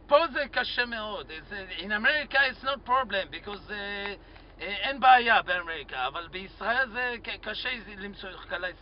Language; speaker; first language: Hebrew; non-native, learner; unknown